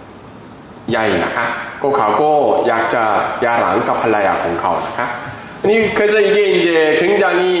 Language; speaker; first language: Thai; non-native, fluent; Korean